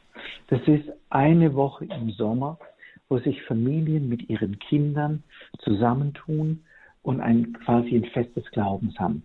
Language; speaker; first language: German; native; German